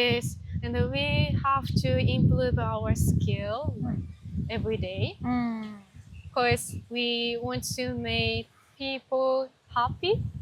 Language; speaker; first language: English; non-native, learner; Japanese